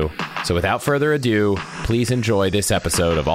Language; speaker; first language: English; native; English